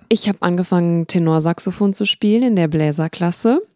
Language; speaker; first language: German; native; German